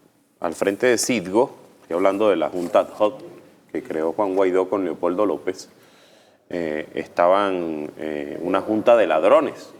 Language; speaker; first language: Spanish; native; Spanish